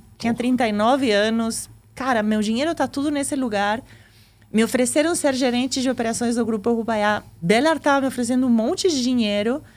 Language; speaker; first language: Portuguese; non-native, fluent; Spanish